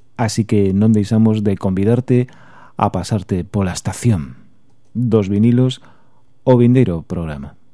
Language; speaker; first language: Galician; native; Galician